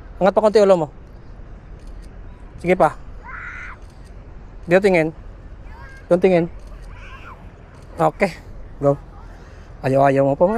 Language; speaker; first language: Filipino; non-native, local second language; Aklanon